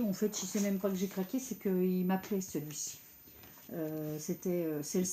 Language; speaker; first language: French; native; French